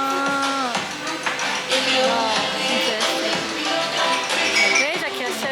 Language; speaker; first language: English; non-native, learner; Japanese